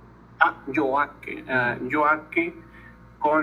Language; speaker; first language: Japanese; non-native, learner; Spanish